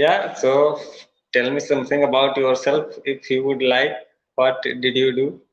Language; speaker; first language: English; non-native, learner; Hindi